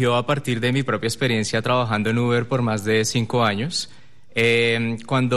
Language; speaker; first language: Spanish; native; Spanish